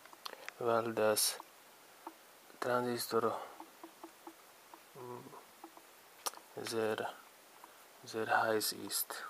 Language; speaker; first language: German; non-native, learner; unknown